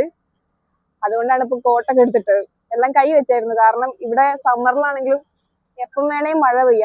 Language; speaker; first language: Malayalam; native; Malayalam